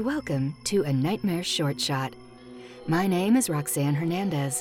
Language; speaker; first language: English; early bilingual, other home language; Spanish